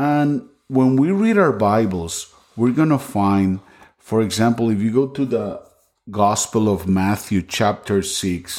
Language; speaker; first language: English; non-native, fluent; Spanish